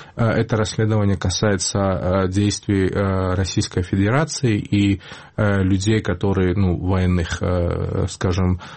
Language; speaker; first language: Russian; non-native, fluent; Georgian